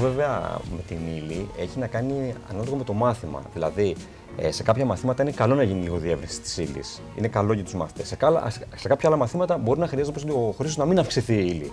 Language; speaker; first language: Greek; native; Greek